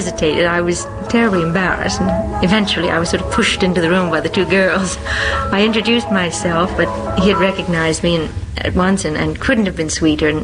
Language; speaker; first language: English; native; English